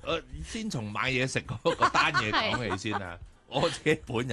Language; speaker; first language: Cantonese; native; Cantonese